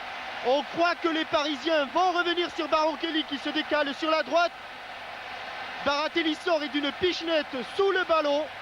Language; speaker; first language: French; native; French